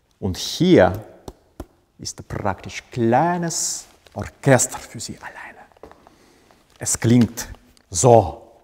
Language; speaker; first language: German; non-native, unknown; Ukrainian